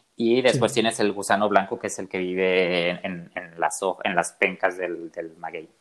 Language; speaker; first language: Spanish; native; Spanish